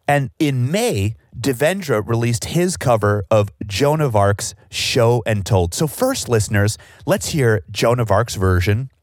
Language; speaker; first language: English; native; English